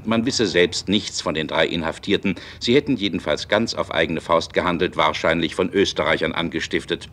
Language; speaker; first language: German; native; German